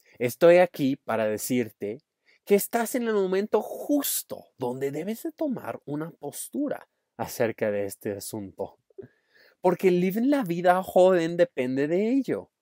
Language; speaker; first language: Spanish; non-native, fluent; English